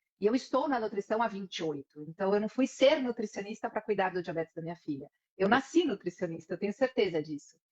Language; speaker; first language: Portuguese; native; Portuguese